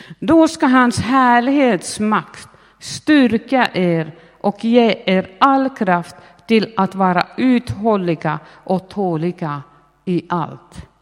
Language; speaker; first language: Swedish; native; Swedish